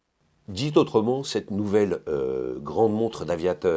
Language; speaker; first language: French; native; French